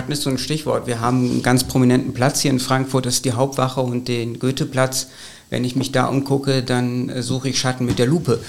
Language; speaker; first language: German; native; German